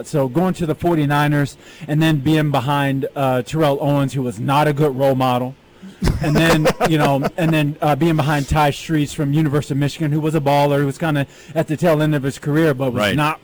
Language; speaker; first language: English; native; English